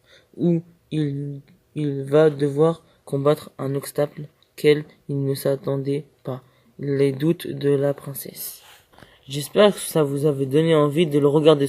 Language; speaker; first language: French; native; French